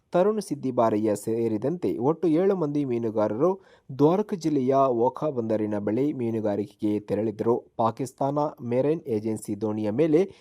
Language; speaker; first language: Kannada; native; Kannada